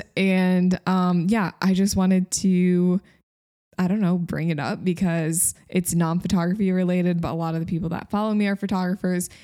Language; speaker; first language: English; native; English